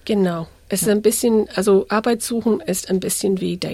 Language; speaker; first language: German; non-native, fluent; English